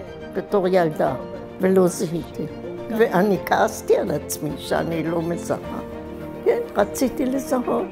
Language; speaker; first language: Hebrew; non-native, fluent; German